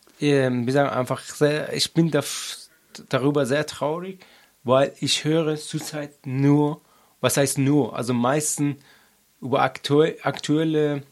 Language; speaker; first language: German; non-native, learner; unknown